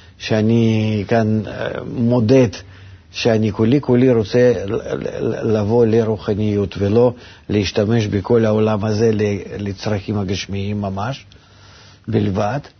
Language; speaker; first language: Hebrew; non-native, fluent; Russian